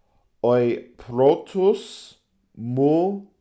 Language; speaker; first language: Greek; non-native, learner; English